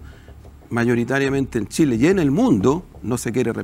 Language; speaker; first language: Spanish; native; Spanish